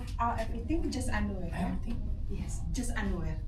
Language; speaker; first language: English; non-native, fluent; Indonesian